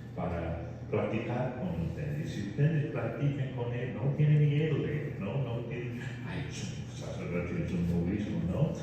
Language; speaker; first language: Spanish; non-native, fluent; English